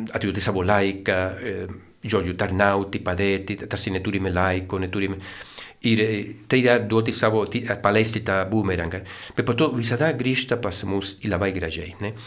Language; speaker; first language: Lithuanian; non-native, fluent; Spanish